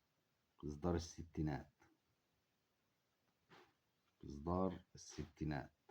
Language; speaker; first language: Arabic; native; Arabic